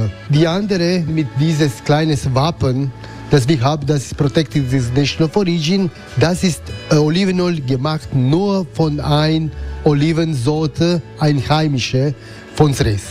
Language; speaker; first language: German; non-native, learner; Croatian